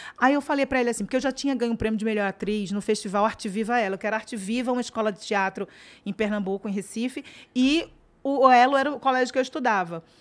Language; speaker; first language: Portuguese; native; Portuguese